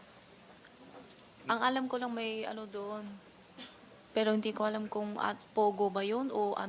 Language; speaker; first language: Filipino; non-native, learner; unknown